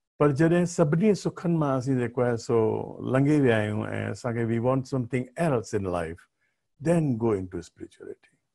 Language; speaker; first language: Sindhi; early bilingual, heritage; Sindhi